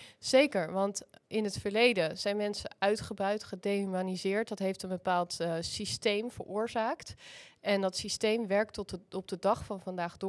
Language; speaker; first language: Dutch; native; Dutch